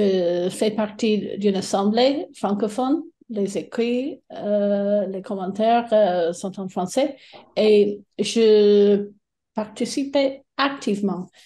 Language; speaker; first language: French; non-native, fluent; English